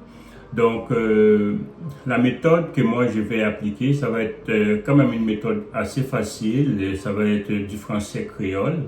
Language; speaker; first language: French; non-native, local second language; Haitian Creole